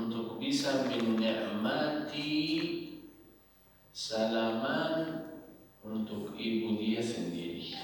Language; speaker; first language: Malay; non-native, learner; Arabic